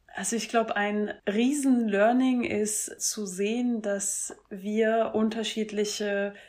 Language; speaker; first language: German; non-native, fluent; French